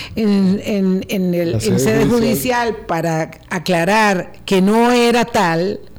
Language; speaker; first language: Spanish; native; Spanish